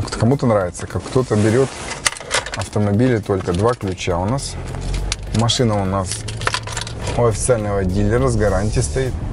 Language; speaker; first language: Russian; native; Russian